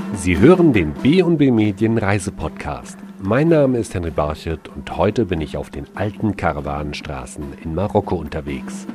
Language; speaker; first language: German; native; German